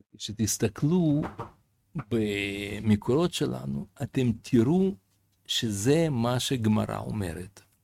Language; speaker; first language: Hebrew; non-native, fluent; Russian